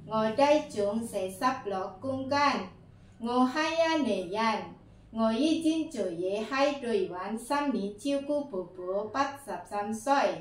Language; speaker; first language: Cantonese; non-native, learner; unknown